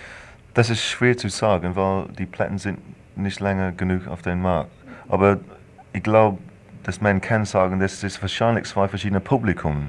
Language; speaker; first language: German; non-native, fluent; English